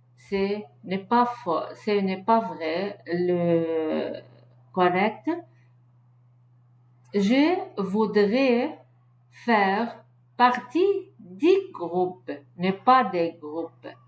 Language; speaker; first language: French; non-native, learner; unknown